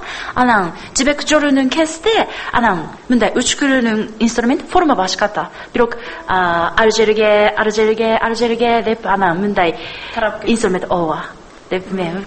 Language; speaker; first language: Kyrgyz; non-native, learner; Japanese